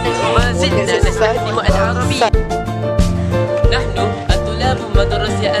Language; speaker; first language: Arabic; non-native, learner; Malay